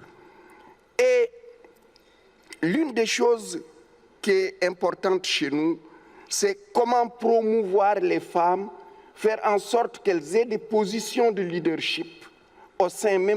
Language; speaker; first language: French; non-native, local second language; Wolof